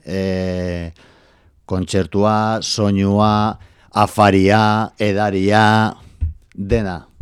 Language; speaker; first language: Basque; non-native, local second language; Spanish